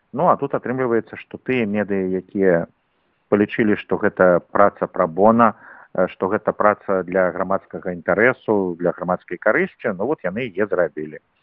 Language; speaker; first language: Belarusian; native; Belarusian